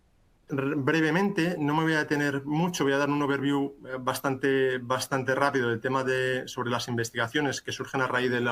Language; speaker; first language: Spanish; native; Spanish